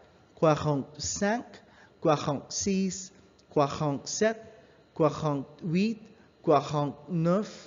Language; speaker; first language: French; non-native, learner; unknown